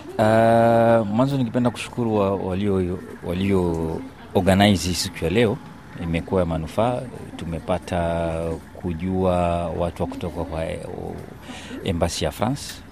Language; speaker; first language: Swahili; native; Swahili